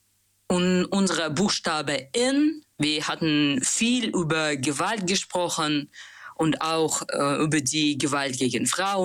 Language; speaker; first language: German; non-native, learner; Russian